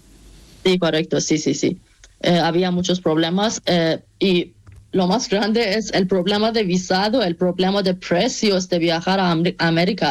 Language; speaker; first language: Spanish; non-native, fluent; Persian